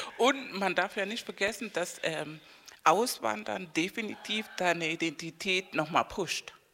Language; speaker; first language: German; non-native, fluent; Spanish